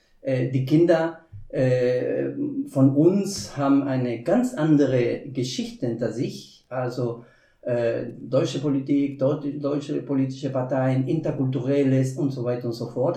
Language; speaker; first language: German; non-native, fluent; Spanish